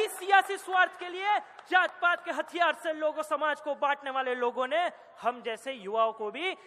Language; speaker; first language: Hindi; non-native, local second language; Gujarati